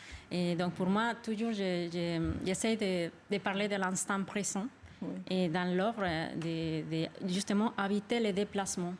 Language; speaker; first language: French; non-native, fluent; Spanish